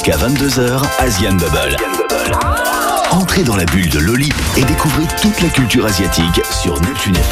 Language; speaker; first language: French; native; French